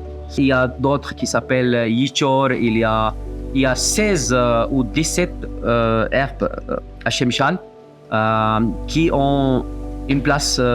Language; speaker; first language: French; non-native, fluent; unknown